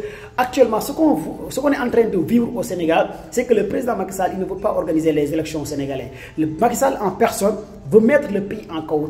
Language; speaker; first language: French; non-native, local second language; Wolof